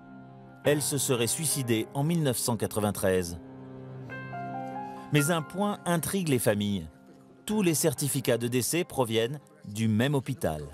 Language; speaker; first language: French; native; French